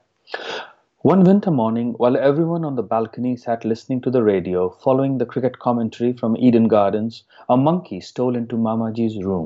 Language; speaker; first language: English; non-native, local second language; Hindi